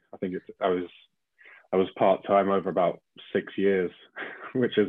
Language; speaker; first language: English; native; English